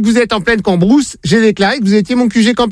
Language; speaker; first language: French; native; French